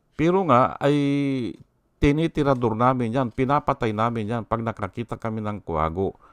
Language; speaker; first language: Filipino; non-native, local second language; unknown